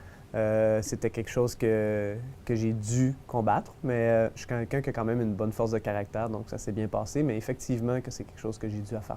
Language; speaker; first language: French; native; French